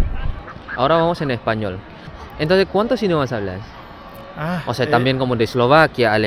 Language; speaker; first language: Spanish; non-native, fluent; Indonesian